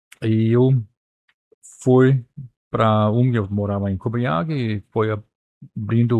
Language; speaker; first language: Portuguese; non-native, fluent; Danish